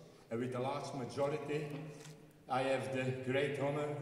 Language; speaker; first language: English; non-native, learner; Dutch